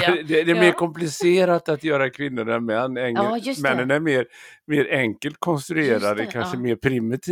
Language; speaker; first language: Swedish; native; Swedish